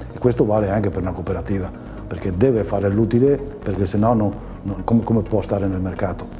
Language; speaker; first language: Italian; native; Italian